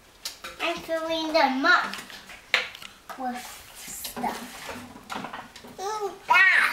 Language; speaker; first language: English; native; English